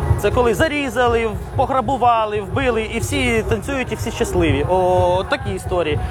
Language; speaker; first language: Ukrainian; non-native, local second language; Russian